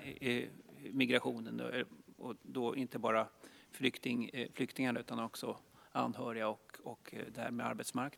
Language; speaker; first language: Swedish; native; Swedish